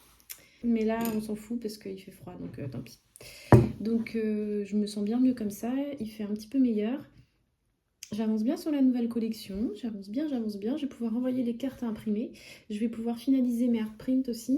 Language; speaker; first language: French; native; French